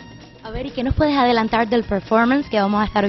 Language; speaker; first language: Spanish; native; Spanish